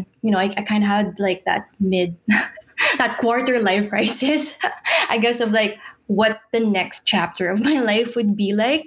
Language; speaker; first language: English; non-native, local second language; Filipino